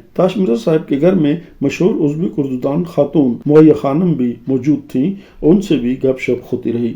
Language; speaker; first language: Urdu; native; Urdu